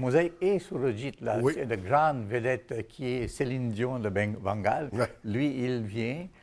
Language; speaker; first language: French; non-native, fluent; Bangla